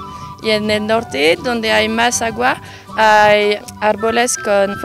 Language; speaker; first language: Spanish; non-native, learner; French